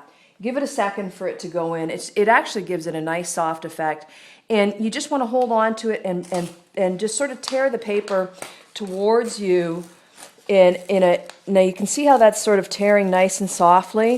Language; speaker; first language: English; native; English